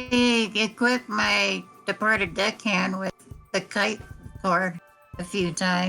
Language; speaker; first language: English; native; English